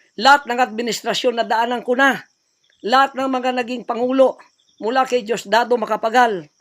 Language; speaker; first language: Filipino; non-native, local second language; Cebuano